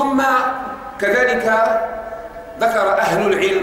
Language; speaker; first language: Arabic; native; Arabic